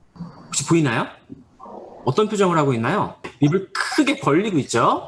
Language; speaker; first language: Korean; native; Korean